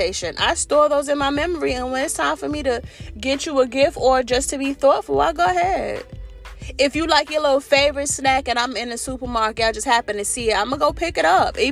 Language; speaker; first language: English; native; English